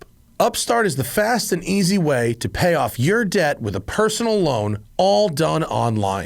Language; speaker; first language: English; native; English